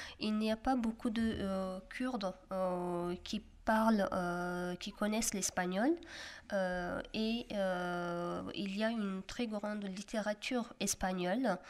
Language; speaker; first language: French; non-native, fluent; Kurdish